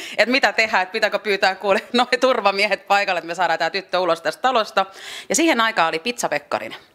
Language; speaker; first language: Finnish; early bilingual, other home language; French